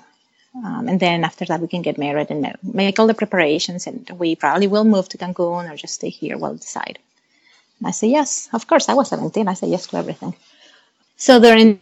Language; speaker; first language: English; non-native, fluent; Spanish